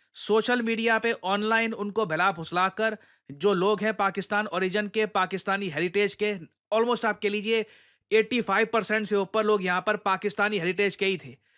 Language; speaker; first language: Hindi; native; Hindi